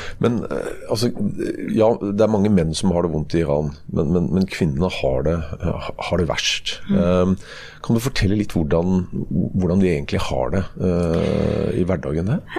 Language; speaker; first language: Norwegian; native; Norwegian